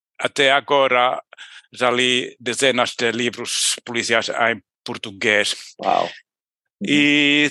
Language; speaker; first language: Portuguese; non-native, fluent; Finnish